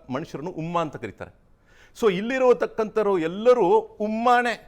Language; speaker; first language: Kannada; non-native, local second language; Tamil